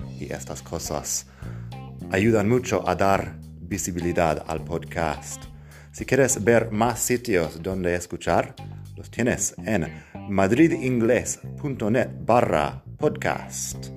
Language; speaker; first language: Spanish; non-native, fluent; English